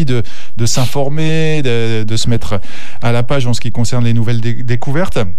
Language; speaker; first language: French; native; French